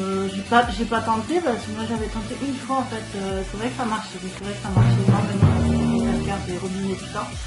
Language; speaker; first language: French; native; French